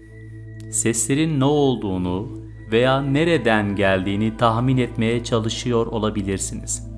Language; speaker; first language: Turkish; native; Turkish